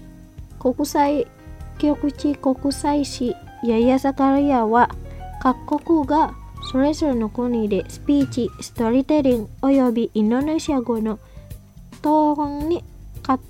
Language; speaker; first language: Japanese; non-native, fluent; Indonesian